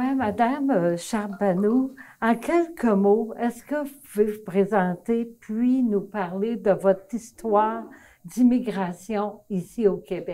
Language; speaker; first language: French; native; French